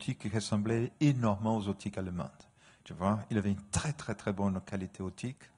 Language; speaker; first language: French; non-native, fluent; Portuguese